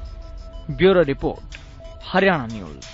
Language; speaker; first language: Hindi; native; Hindi